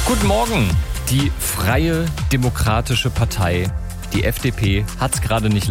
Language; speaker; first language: German; native; German